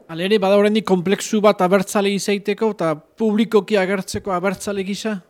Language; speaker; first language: Basque; native; Basque